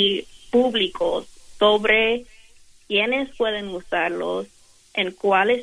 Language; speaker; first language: Spanish; non-native, learner; English